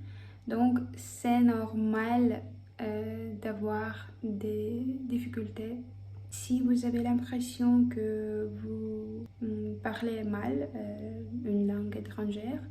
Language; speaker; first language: French; non-native, fluent; Russian